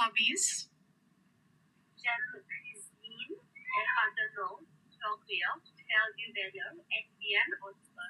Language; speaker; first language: French; non-native, learner; English